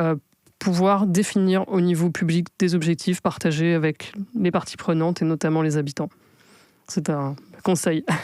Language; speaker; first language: French; native; French